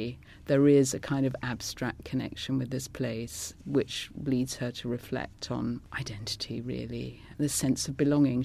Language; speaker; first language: English; non-native, local second language; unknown